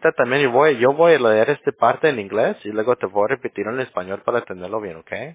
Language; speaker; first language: Spanish; early bilingual, heritage; English